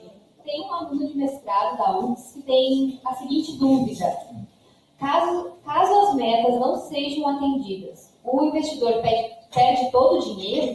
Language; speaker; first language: Portuguese; native; Portuguese